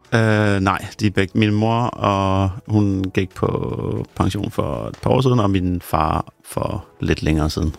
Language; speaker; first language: Danish; native; Danish